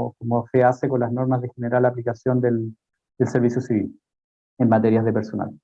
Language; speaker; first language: Spanish; native; Spanish